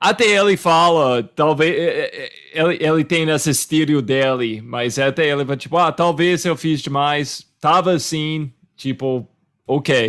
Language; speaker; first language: Portuguese; non-native, fluent; English